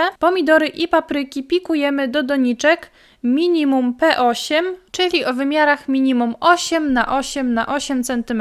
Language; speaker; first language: Polish; native; Polish